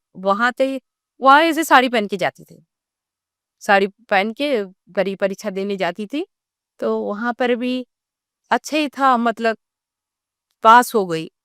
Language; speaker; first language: Hindi; non-native, local second language; Gondi